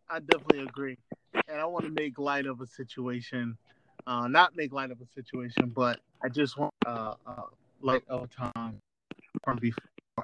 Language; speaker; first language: English; native; English